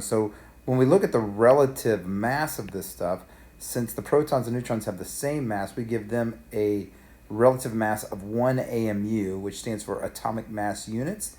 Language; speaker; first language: English; native; English